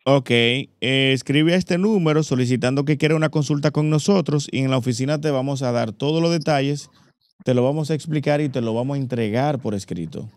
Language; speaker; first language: Spanish; native; Spanish